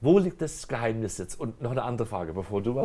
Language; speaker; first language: German; native; German